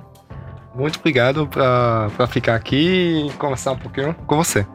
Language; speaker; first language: Portuguese; early bilingual, heritage; Portuguese